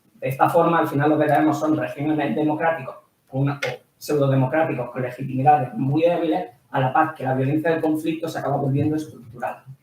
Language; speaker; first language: Spanish; native; Spanish